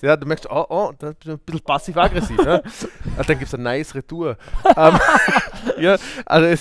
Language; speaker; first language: German; native; German